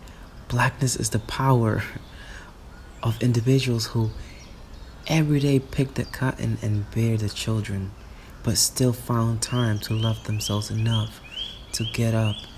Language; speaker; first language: English; native; English